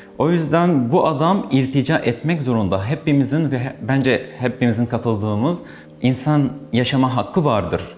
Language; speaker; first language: Turkish; non-native, fluent; Arabic